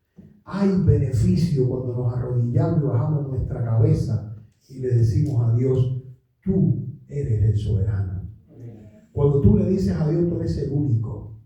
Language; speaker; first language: Spanish; native; Spanish